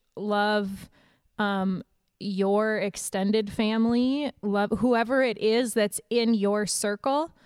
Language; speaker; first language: English; native; English